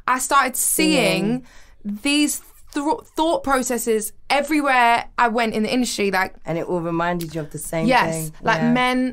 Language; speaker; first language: English; native; English